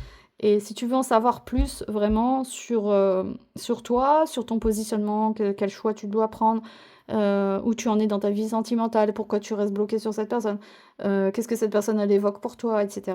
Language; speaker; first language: French; native; French